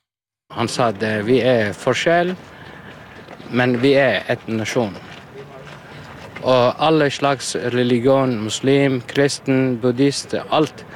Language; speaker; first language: Norwegian; non-native, learner; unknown